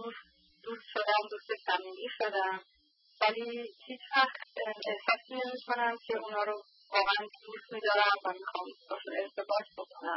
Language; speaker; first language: Persian; early bilingual, heritage; Persian